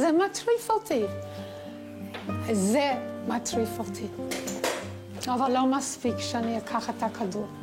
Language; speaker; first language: Hebrew; non-native, fluent; English